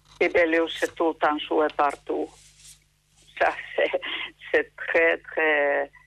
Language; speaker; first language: French; non-native, fluent; Finnish